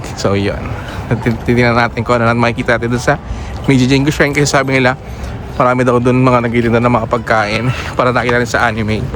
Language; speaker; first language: Filipino; native; Filipino